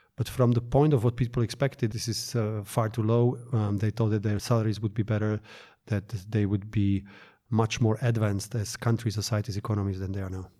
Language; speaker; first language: English; non-native, fluent; Slovak